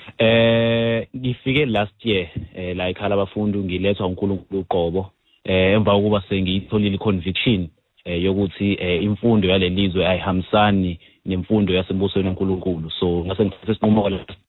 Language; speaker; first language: Zulu; native; Zulu